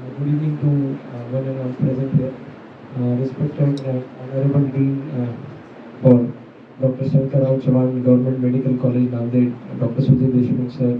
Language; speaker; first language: English; non-native, local second language; Marathi